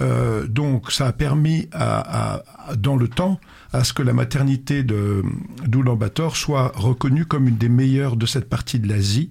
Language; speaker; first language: French; native; French